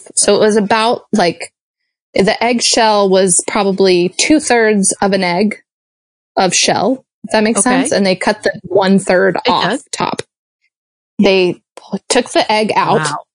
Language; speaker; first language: English; native; English